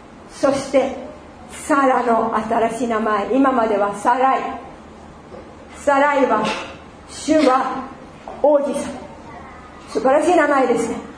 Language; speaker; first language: Japanese; non-native, fluent; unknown